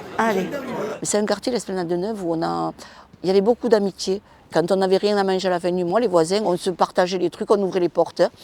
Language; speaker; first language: French; early bilingual, other home language; Spanish